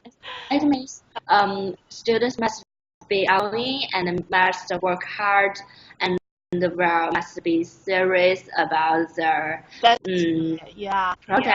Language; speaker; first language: English; non-native, learner; Chinese